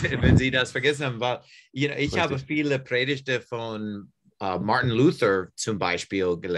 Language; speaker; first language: German; non-native, learner; English